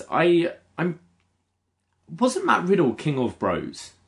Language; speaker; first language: English; native; English